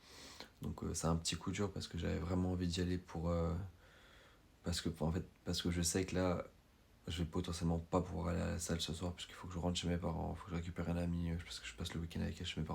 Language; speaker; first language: French; native; French